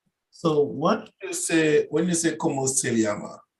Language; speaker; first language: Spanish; non-native, learner; English